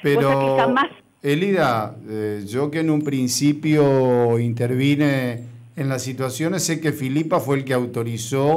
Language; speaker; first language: Spanish; native; Spanish